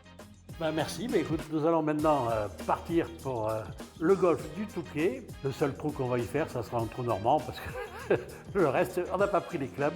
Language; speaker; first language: French; native; French